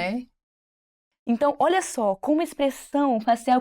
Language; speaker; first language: Portuguese; native; Portuguese